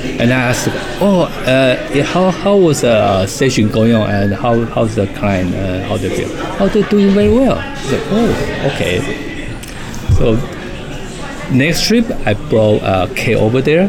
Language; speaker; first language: English; non-native, fluent; Chinese